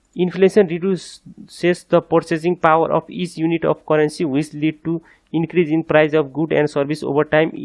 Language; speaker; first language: English; non-native, local second language; Nepali